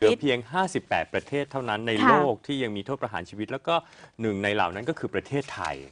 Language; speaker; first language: Thai; native; Thai